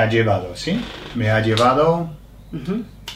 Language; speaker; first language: Spanish; non-native, fluent; English